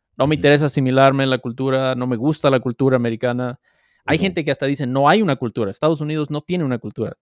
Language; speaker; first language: Spanish; native; Spanish